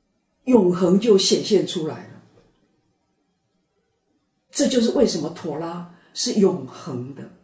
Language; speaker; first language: Chinese; native; Chinese